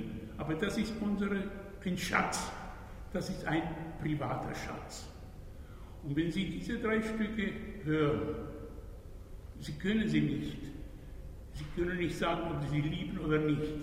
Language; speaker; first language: German; non-native, fluent; Italian